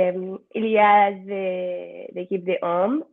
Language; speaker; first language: French; non-native, learner; Spanish